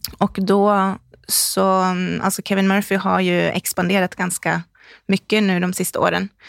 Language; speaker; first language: Swedish; native; Swedish